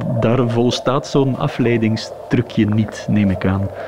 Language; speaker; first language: Dutch; native; Dutch